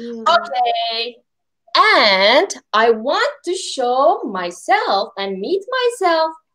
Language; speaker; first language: English; non-native, fluent; Turkish